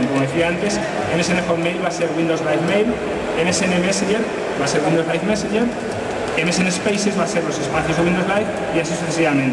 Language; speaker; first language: Spanish; native; Spanish